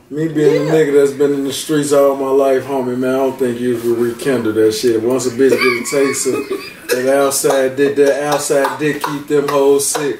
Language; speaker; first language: English; native; English